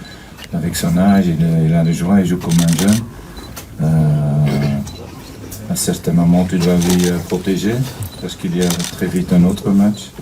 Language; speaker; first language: French; non-native, fluent; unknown